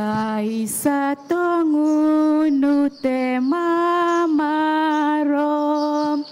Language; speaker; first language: English; non-native, fluent; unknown